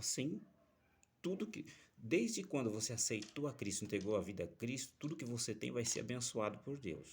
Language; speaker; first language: Portuguese; native; Portuguese